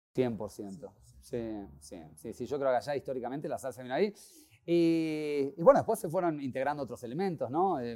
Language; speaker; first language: Spanish; native; Spanish